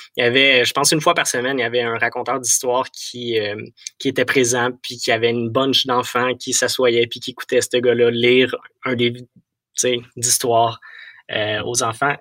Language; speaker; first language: French; native; French